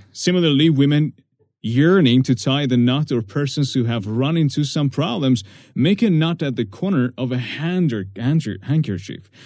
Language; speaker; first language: English; non-native, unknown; Persian